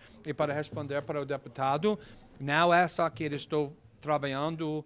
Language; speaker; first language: Portuguese; non-native, fluent; English